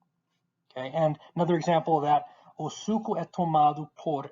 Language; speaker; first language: Portuguese; non-native, fluent; English